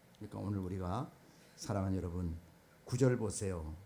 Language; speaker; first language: Korean; native; Korean